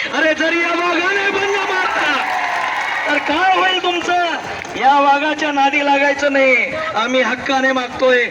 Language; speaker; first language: Marathi; non-native, local second language; Lambadi